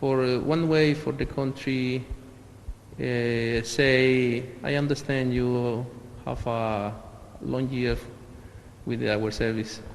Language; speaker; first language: English; non-native, learner; Spanish